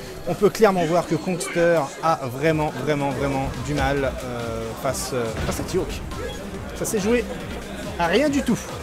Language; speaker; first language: French; native; French